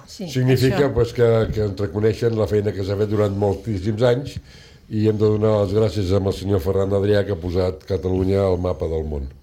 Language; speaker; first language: Catalan; native; Catalan